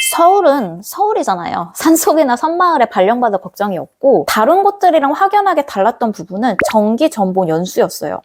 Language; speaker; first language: Korean; native; Korean